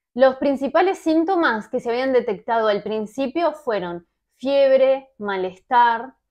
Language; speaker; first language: Spanish; native; Spanish